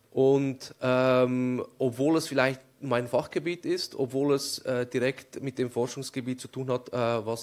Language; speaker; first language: German; non-native, fluent; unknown